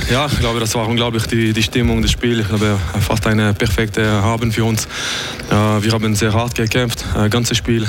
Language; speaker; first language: German; non-native, local second language; French